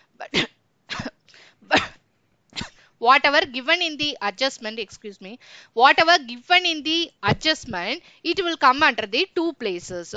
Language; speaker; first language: English; non-native, local second language; Tamil